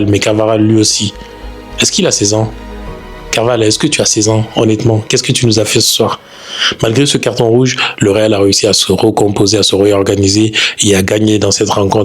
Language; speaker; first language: French; native; French